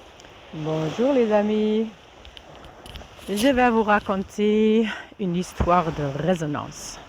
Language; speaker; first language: French; non-native, fluent; German